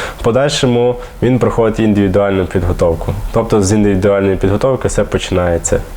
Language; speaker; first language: Ukrainian; native; Ukrainian